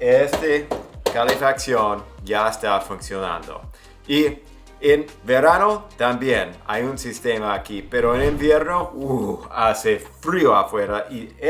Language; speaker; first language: Spanish; non-native, fluent; English